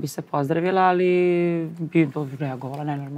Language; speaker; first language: Serbian; native; Serbian